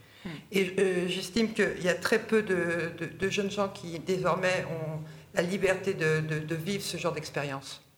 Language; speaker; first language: French; native; French